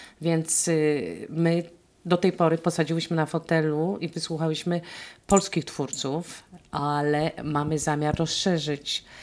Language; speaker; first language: Polish; native; Polish